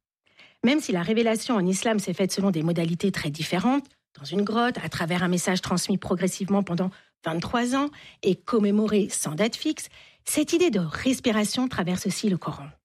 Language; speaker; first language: French; native; French